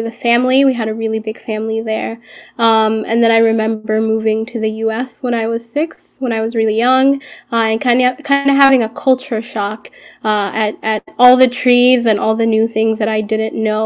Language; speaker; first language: English; early bilingual, other home language; Arabic